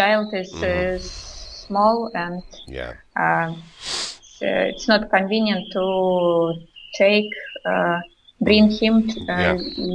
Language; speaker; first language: English; non-native, learner; Russian